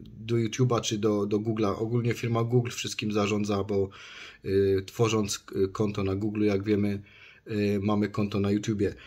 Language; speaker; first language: Polish; native; Polish